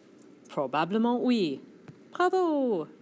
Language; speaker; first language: French; non-native, fluent; English